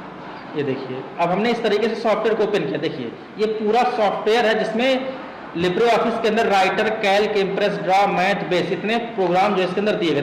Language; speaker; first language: Hindi; native; Hindi